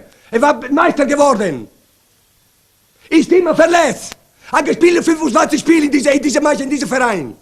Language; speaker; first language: German; non-native, learner; Italian